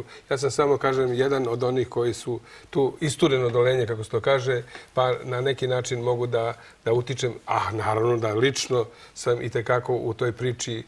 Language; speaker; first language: Croatian; native; Croatian